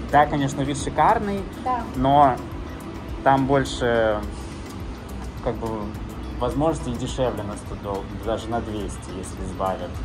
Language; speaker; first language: Russian; native; Russian